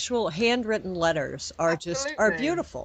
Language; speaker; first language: English; native; English